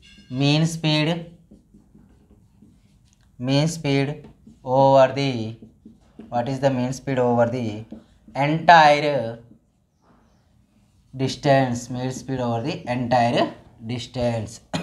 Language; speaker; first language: English; non-native, local second language; Telugu